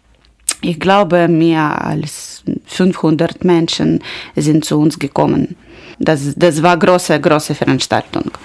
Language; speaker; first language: German; non-native, learner; Ukrainian